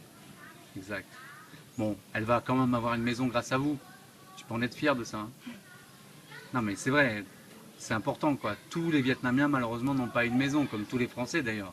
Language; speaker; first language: French; native; French